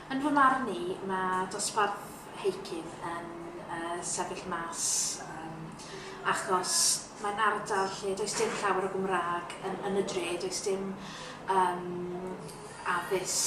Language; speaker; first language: Welsh; non-native, local second language; English